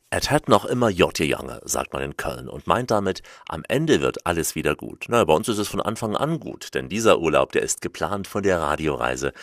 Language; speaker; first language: German; native; German